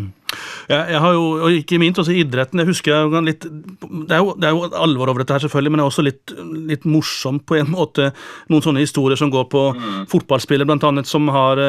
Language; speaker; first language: Norwegian; native; Norwegian